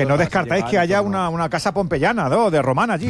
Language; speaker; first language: Spanish; native; Spanish